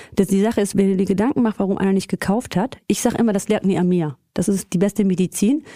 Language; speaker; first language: German; early bilingual, other home language; Greek